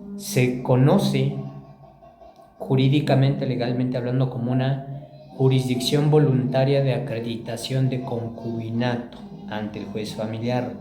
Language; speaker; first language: Spanish; native; Spanish